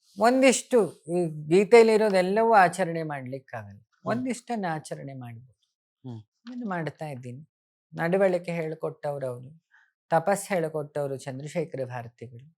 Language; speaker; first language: Kannada; native; Kannada